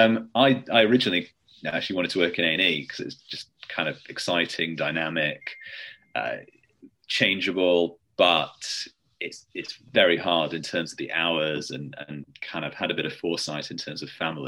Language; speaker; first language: English; native; English